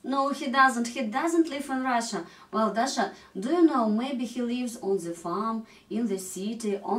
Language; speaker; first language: English; non-native, fluent; Russian